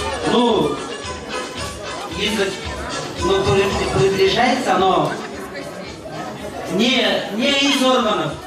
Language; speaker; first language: Russian; non-native, local second language; Kyrgyz